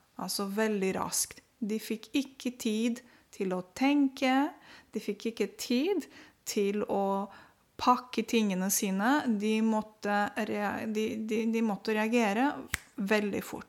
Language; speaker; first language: Norwegian; non-native, fluent; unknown